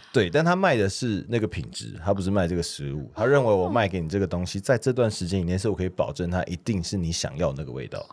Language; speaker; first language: Chinese; native; Chinese